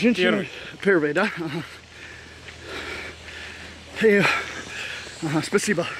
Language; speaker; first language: Russian; non-native, learner; English